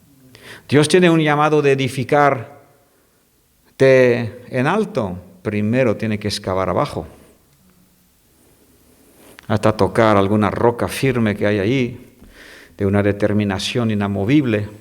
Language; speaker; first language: Spanish; non-native, fluent; French